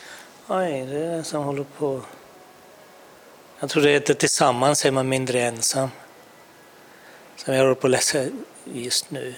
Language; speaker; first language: Swedish; non-native, fluent; Urdu